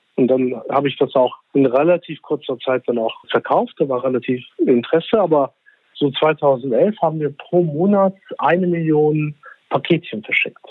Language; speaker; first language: German; early bilingual, other home language; Turkish